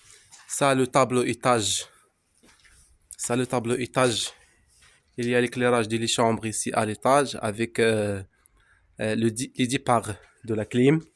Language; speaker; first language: French; non-native, local second language; Arabic